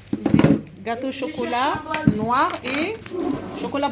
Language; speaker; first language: French; native; French